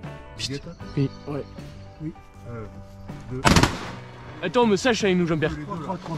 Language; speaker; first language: French; native; French